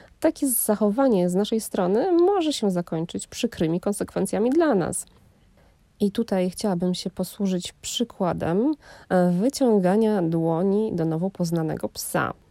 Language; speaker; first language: Polish; native; Polish